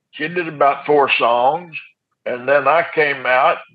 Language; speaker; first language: English; native; English